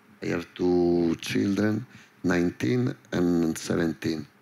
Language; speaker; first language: English; non-native, learner; Italian